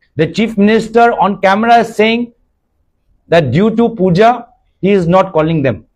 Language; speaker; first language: English; non-native, local second language; Assamese